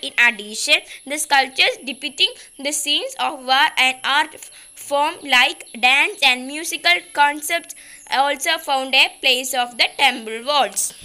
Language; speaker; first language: English; non-native, local second language; Malayalam